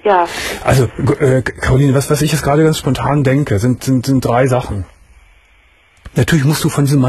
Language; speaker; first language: German; native; German